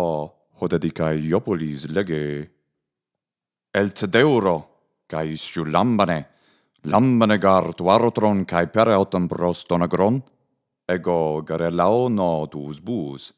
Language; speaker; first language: Greek; non-native, fluent; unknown